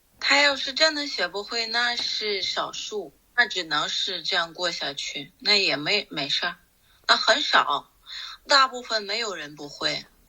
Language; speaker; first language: Chinese; non-native, fluent; Russian